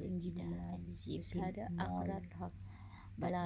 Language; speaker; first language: Arabic; non-native, learner; Indonesian